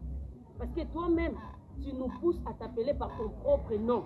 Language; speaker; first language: French; non-native, local second language; Lingala